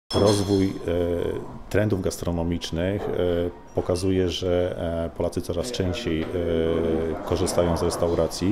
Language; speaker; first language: Polish; native; Polish